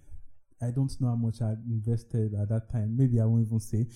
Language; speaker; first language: English; non-native, local second language; Yoruba